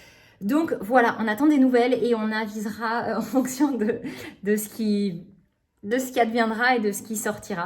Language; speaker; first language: French; native; French